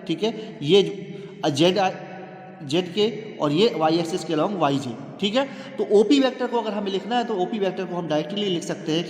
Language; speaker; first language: Hindi; native; Hindi